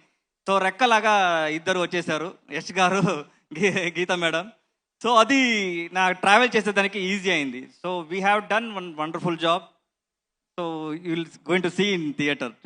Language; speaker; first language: Telugu; non-native, learner; Kannada